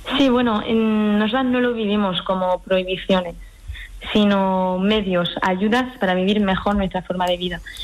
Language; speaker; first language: Spanish; early bilingual, heritage; French